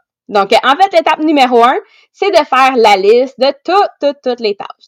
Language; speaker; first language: French; native; French